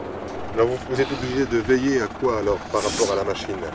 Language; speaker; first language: French; native; French